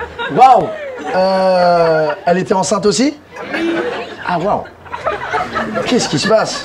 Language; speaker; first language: French; native; French